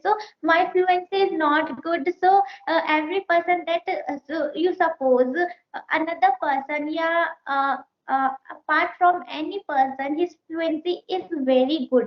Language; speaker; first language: English; non-native, learner; Hindi